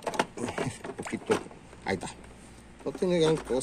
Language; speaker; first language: Spanish; native; Spanish